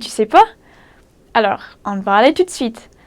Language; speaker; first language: French; non-native, fluent; English